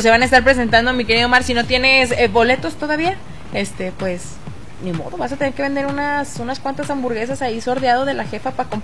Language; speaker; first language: Spanish; native; Spanish